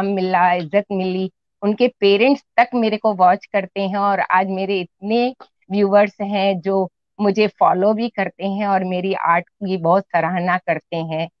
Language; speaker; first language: Hindi; non-native, local second language; Sindhi